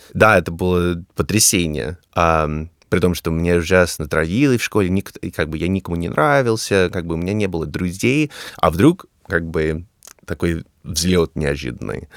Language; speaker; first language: Russian; non-native, fluent; English